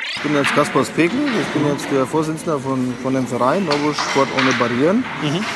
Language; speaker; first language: German; non-native, fluent; Latvian